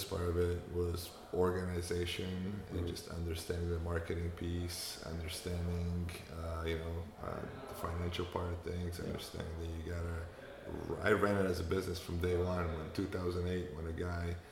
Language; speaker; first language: English; non-native, fluent; Romanian